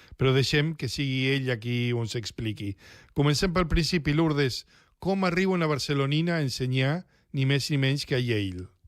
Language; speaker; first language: Catalan; native; Catalan